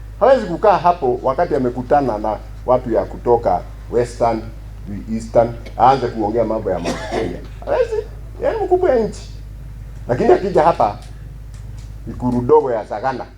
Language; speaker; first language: Swahili; non-native, local second language; Kikuyu